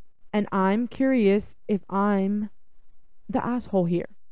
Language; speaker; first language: English; early bilingual, other home language; Spanish